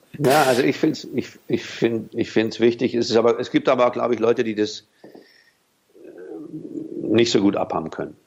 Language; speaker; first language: German; native; German